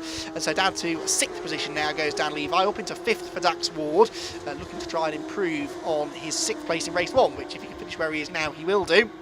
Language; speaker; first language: English; native; English